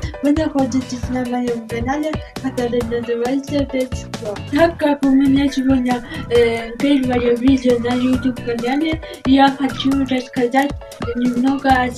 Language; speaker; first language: Russian; non-native, local second language; Kyrgyz